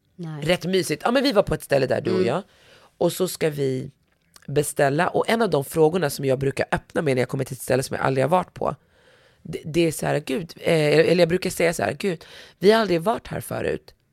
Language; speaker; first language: Swedish; early bilingual, other home language; Arabic